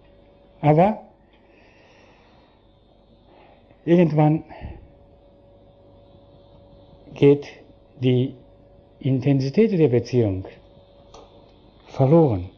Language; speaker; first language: German; non-native, fluent; Japanese